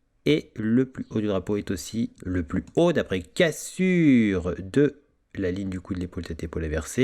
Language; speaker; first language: French; native; French